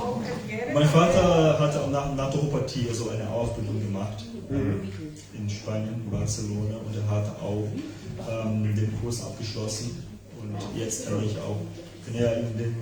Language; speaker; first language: German; early bilingual, other home language; Portuguese